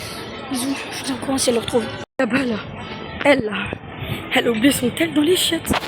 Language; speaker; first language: French; native; French